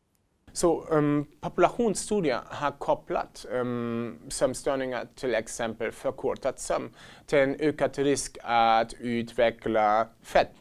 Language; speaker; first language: Swedish; non-native, fluent; German